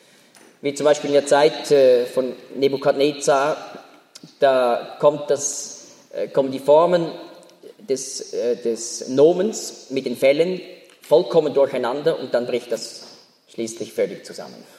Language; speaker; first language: German; native; German